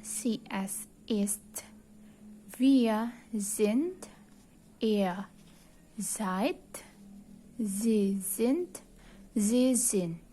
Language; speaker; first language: German; non-native, fluent; Indonesian